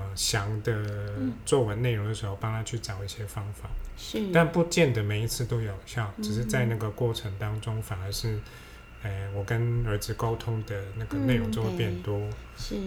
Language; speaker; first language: Chinese; non-native, fluent; Cantonese